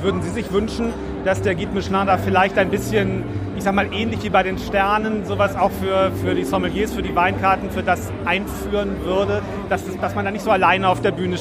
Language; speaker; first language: German; native; German